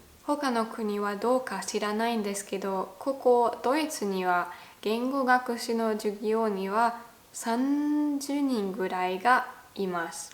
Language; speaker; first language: Japanese; non-native, fluent; German